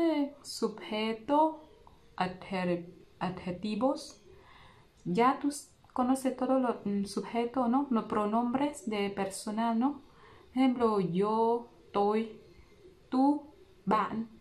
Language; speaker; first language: Spanish; non-native, learner; Vietnamese